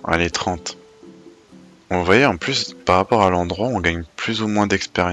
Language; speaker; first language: French; native; French